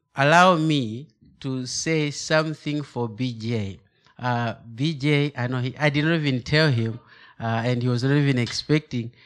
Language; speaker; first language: English; non-native, local second language; Nyanja